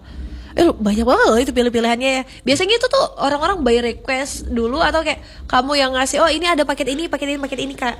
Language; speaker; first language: Indonesian; native; Indonesian